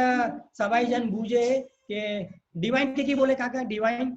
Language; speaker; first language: Bangla; non-native, learner; Hindi